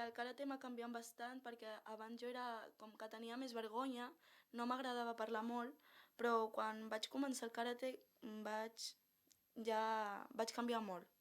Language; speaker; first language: Catalan; non-native, local second language; Spanish